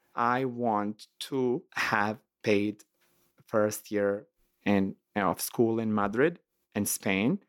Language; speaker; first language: English; non-native, fluent; Serbian